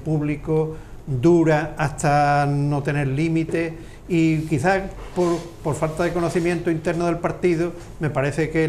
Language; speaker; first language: Spanish; native; Spanish